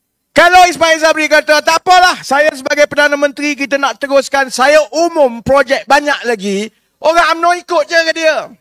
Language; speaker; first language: Malay; native; Malay